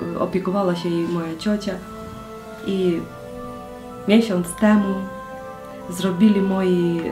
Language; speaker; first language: Polish; non-native, learner; Ukrainian